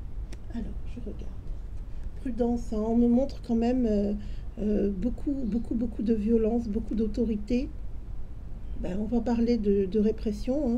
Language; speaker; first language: French; native; French